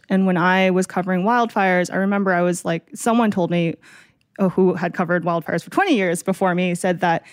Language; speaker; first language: English; native; English